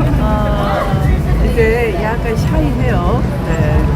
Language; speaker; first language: Korean; native; Korean